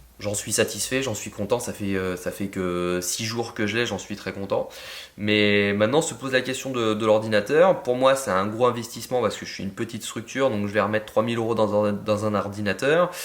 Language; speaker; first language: French; native; French